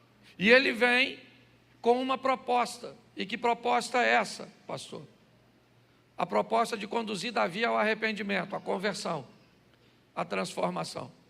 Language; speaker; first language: Portuguese; native; Portuguese